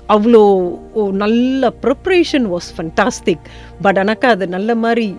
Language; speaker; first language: Tamil; early bilingual, heritage; Tamil